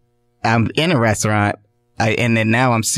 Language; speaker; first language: English; native; English